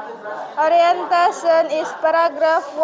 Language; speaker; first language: English; non-native, learner; Indonesian